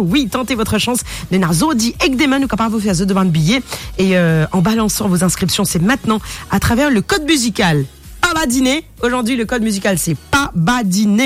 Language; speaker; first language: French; non-native, local second language; Morisyen